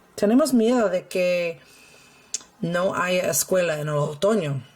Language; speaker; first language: Spanish; non-native, fluent; English